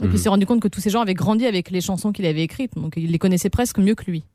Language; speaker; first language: French; native; French